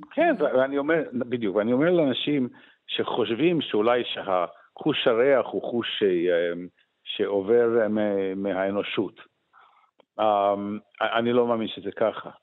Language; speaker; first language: Hebrew; non-native, fluent; English